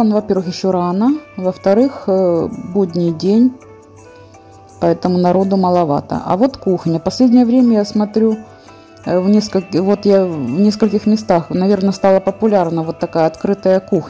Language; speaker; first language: Russian; native; Russian